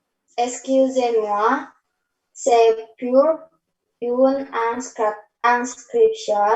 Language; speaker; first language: French; non-native, learner; Indonesian